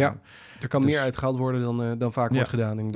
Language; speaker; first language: Dutch; native; Dutch